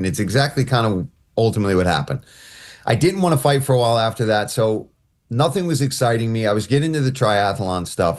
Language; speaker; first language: English; native; English